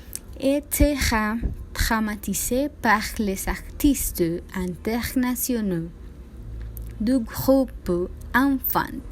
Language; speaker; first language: French; non-native, learner; Spanish